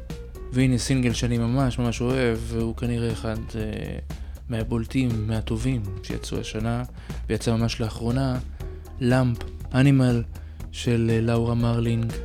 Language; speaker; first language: Hebrew; native; Hebrew